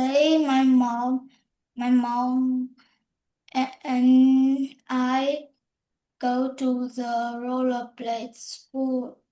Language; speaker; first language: English; non-native, learner; Vietnamese